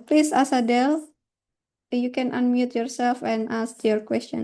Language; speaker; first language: English; non-native, fluent; Indonesian